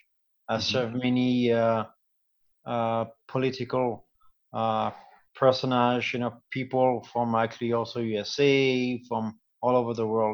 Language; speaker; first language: English; non-native, fluent; French